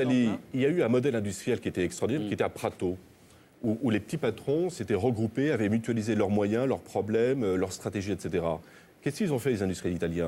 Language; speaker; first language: French; native; French